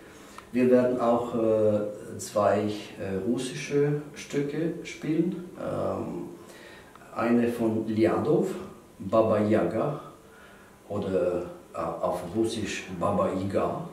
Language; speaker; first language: German; non-native, fluent; Romanian